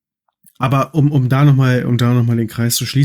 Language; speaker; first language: German; native; German